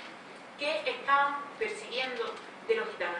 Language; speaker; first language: Spanish; native; Spanish